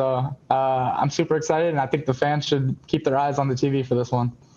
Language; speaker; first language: English; native; English